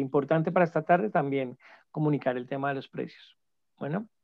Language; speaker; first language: Spanish; native; Spanish